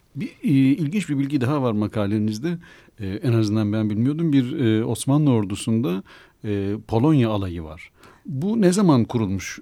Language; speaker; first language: Turkish; native; Turkish